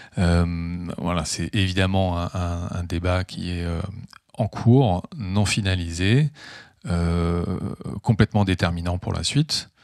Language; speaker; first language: French; native; French